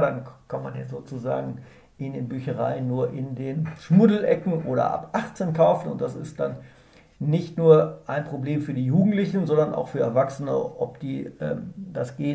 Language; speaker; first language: German; native; German